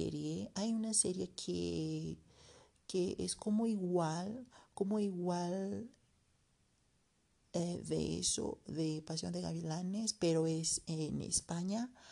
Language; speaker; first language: Spanish; non-native, learner; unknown